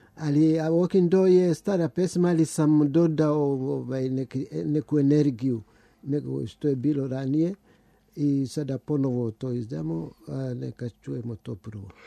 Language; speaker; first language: Serbian; early bilingual, other home language; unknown